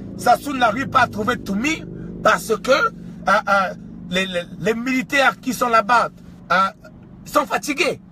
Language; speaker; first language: French; non-native, local second language; Kongo